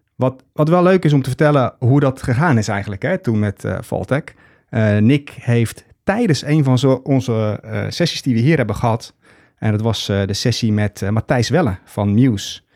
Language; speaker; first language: Dutch; native; Dutch